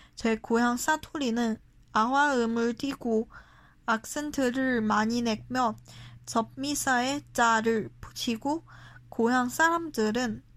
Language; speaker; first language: Korean; non-native, fluent; Chinese